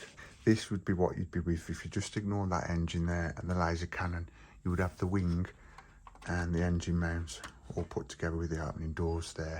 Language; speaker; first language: English; native; English